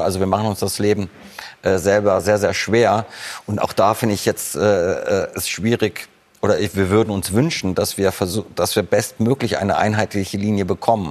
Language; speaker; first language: German; native; German